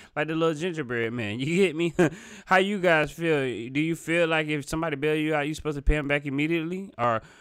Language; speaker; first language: English; native; English